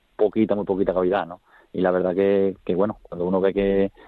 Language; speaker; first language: Spanish; native; Spanish